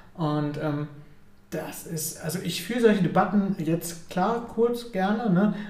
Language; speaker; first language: German; early bilingual, other home language; Ukrainian